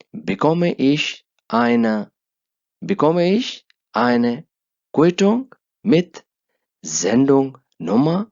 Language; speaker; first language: German; non-native, fluent; Urdu